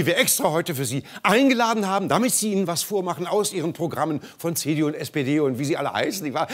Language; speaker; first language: German; native; German